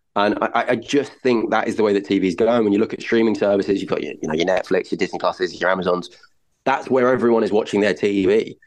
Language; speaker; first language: English; native; English